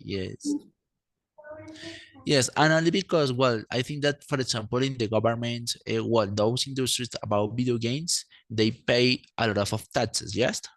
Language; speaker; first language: English; non-native, fluent; Spanish